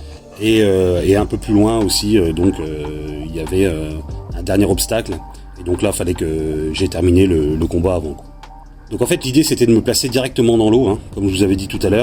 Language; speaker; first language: French; native; French